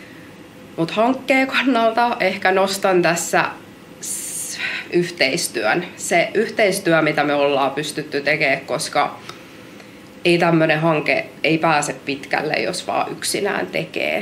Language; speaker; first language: Finnish; native; Finnish